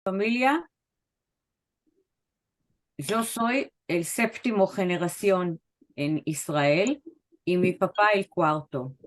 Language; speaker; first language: Spanish; non-native, fluent; Hebrew